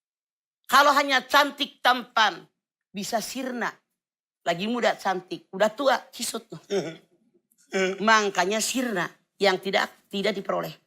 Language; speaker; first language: Indonesian; native; Indonesian